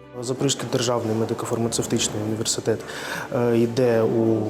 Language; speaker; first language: Ukrainian; non-native, local second language; Russian